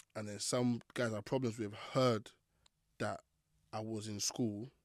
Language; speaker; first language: English; native; English